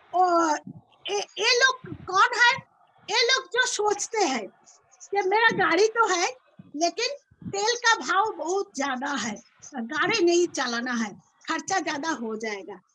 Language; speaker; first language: Hindi; non-native, local second language; Bangla